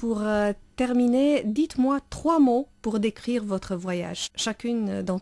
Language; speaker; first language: French; non-native, fluent; Romanian